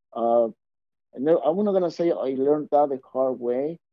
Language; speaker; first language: English; non-native, fluent; Spanish